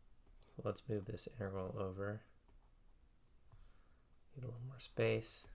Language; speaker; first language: English; native; English